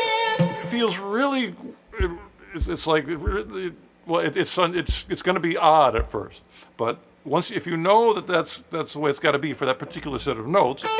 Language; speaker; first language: English; native; English